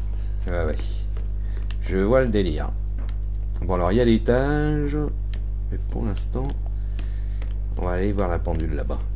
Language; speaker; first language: French; native; French